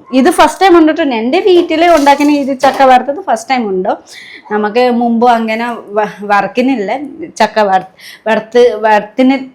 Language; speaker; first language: Malayalam; non-native, fluent; Nepali